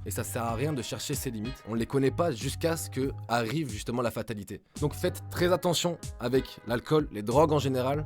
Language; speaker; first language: French; native; French